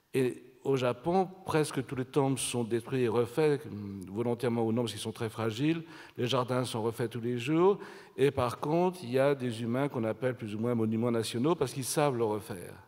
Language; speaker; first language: French; native; French